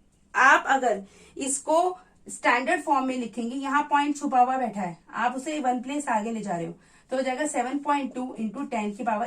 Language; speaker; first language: Hindi; native; Hindi